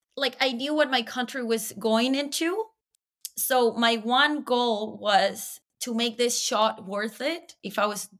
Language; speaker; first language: English; non-native, fluent; Spanish